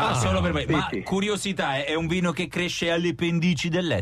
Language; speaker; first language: Italian; native; Italian